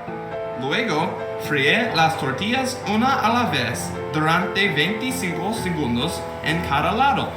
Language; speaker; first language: Spanish; non-native, learner; English